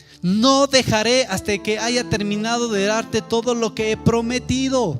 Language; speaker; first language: Spanish; native; Spanish